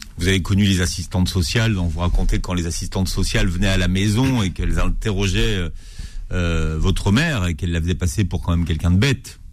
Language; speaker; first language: French; native; French